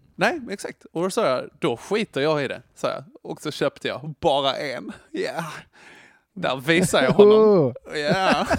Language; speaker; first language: Swedish; native; Swedish